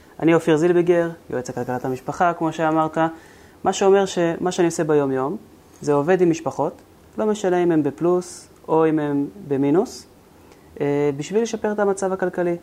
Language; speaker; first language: Hebrew; native; Hebrew